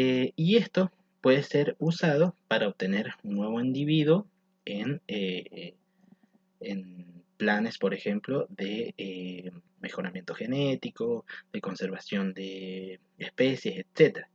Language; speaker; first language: Spanish; native; Spanish